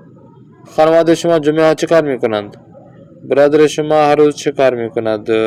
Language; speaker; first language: Persian; non-native, fluent; Urdu